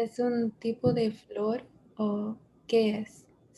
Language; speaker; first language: Spanish; non-native, learner; English